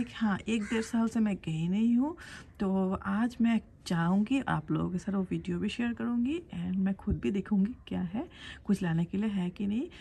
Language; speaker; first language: Hindi; non-native, local second language; Assamese